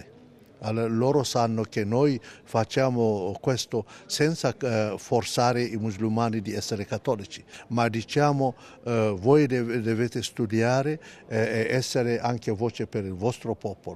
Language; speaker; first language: Italian; non-native, fluent; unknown